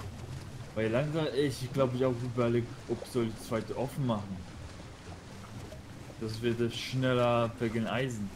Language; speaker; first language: German; non-native, learner; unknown